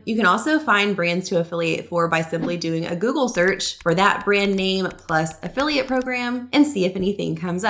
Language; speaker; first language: English; native; English